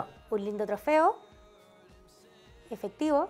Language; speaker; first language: Spanish; native; Spanish